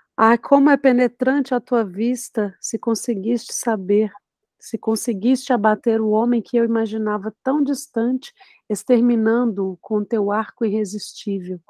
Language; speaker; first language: Portuguese; native; Portuguese